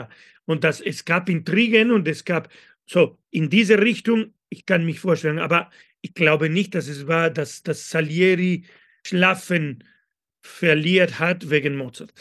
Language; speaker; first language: German; non-native, fluent; Spanish